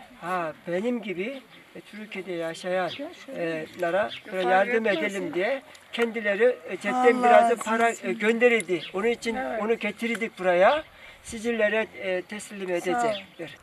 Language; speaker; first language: Turkish; non-native, learner; Korean